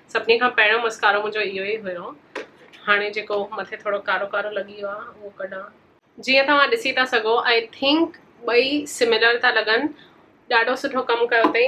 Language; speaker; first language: Sindhi; early bilingual, heritage; Sindhi